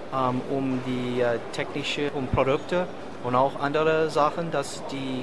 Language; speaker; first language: German; non-native, learner; English